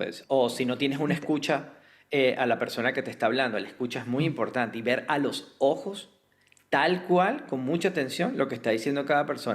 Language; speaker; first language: Spanish; native; Spanish